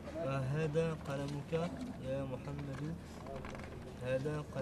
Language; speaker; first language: Arabic; non-native, learner; French